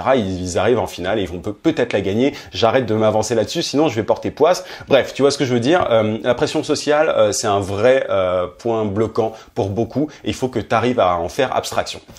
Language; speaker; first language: French; native; French